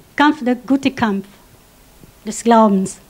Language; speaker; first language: German; non-native, fluent; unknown